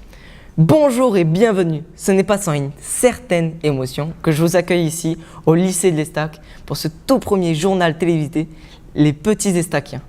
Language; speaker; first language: French; native; French